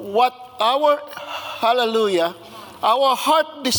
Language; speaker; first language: English; non-native, local second language; Filipino